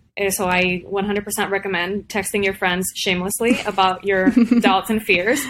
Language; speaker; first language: English; non-native, local second language; Spanish